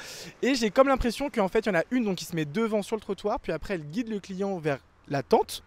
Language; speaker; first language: French; native; French